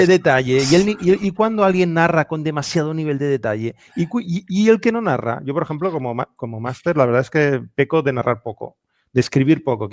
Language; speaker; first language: Spanish; native; Spanish